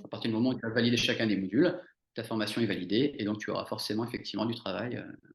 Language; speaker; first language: French; native; French